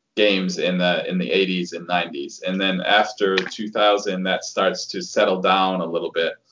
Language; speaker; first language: English; native; English